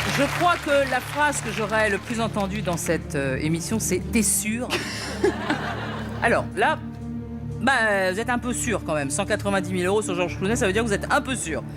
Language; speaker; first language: French; native; French